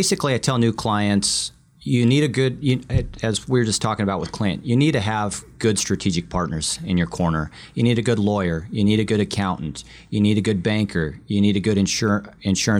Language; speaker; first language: English; early bilingual, other home language; Vietnamese